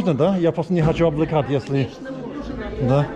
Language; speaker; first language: Russian; non-native, learner; English